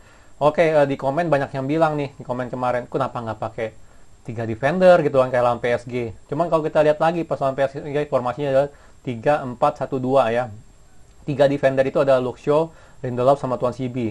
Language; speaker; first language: Indonesian; native; Indonesian